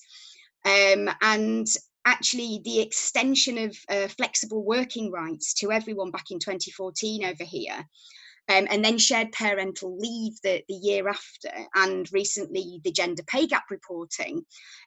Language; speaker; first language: English; native; English